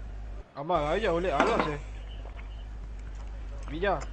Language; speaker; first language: Spanish; native; Spanish